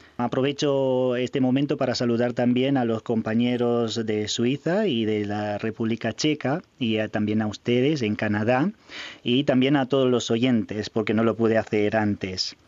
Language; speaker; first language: Spanish; non-native, fluent; Romanian